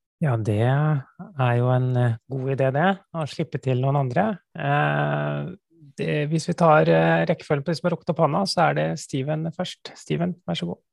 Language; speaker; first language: Norwegian; native; Norwegian